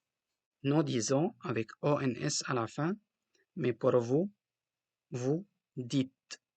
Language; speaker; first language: French; non-native, local second language; Arabic